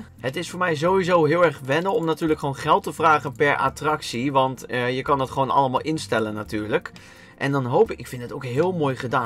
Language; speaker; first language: Dutch; native; Dutch